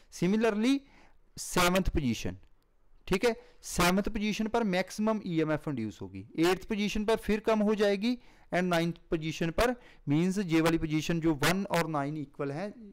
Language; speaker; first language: Hindi; non-native, local second language; Punjabi